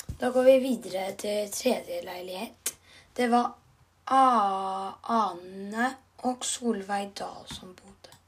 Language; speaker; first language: Norwegian; non-native, learner; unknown